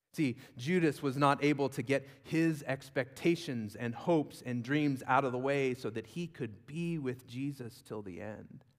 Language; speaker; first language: English; native; English